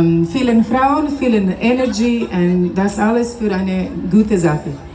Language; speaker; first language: German; non-native, learner; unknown